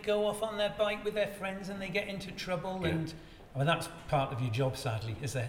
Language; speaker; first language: English; native; English